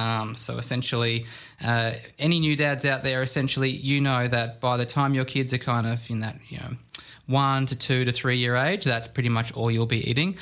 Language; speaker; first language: English; native; English